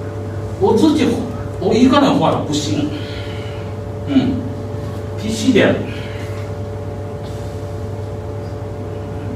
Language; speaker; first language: Chinese; non-native, learner; Japanese